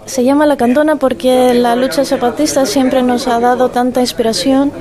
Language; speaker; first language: Spanish; non-native, fluent; Greek